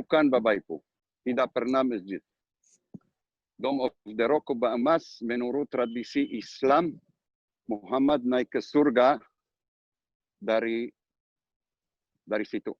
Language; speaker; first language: Indonesian; non-native, learner; Hebrew